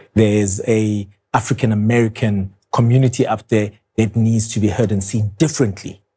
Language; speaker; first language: English; non-native, local second language; Zulu